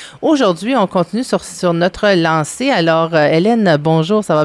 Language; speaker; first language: French; native; French